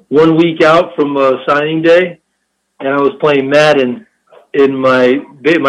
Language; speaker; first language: English; early bilingual, other home language; Albanian